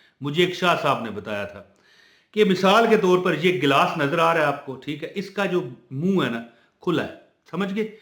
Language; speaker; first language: Urdu; non-native, local second language; Punjabi